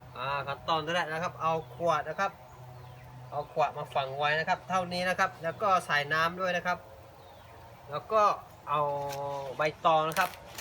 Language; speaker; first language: Thai; non-native, local second language; Malay